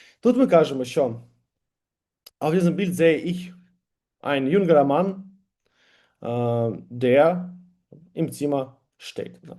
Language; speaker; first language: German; non-native, learner; Ukrainian